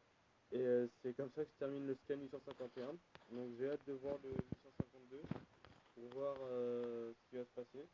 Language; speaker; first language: French; native; French